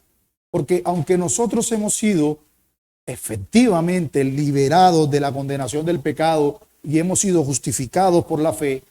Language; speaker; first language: Spanish; native; Spanish